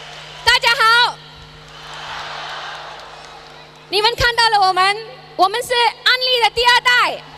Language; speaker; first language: Chinese; non-native, learner; Tamil